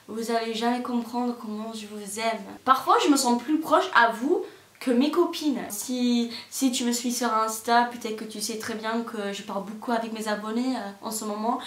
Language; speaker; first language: French; non-native, fluent; English